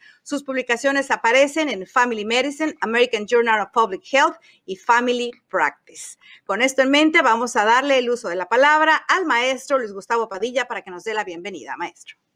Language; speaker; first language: Spanish; native; Spanish